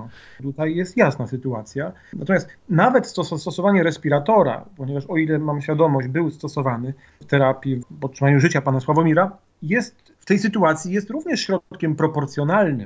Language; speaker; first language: Polish; native; Polish